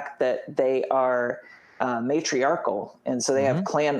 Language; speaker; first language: English; native; English